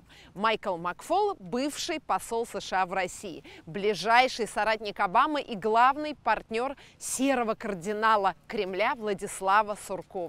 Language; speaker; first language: Russian; native; Russian